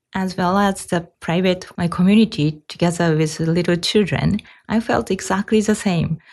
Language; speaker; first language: English; non-native, fluent; Japanese